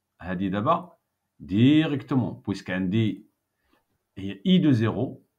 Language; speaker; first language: French; non-native, local second language; Arabic